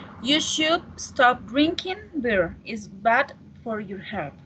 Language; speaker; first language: English; non-native, learner; Spanish